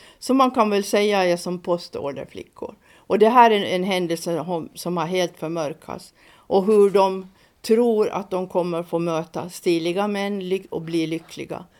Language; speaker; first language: Swedish; native; Swedish